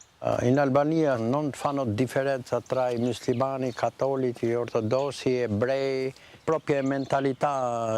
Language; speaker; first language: Italian; non-native, fluent; Albanian